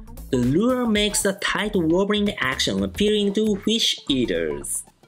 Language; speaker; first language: English; non-native, fluent; Japanese